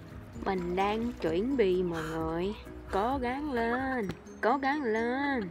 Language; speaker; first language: Vietnamese; non-native, learner; English